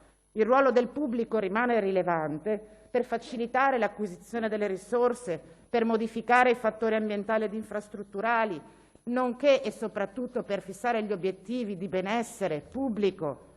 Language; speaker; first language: Italian; native; Italian